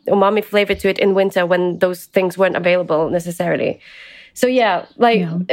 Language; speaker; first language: English; early bilingual, other home language; Ukrainian